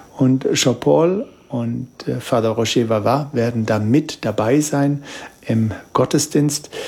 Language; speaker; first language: German; native; German